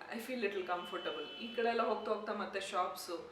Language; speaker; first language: Kannada; native; Kannada